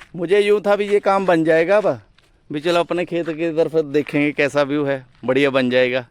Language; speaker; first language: Hindi; non-native, local second language; Punjabi